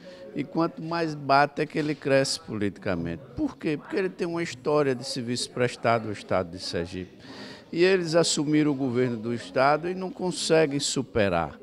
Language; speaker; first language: Portuguese; native; Portuguese